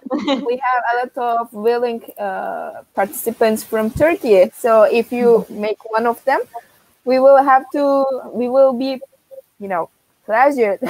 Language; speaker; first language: English; non-native, fluent; Turkish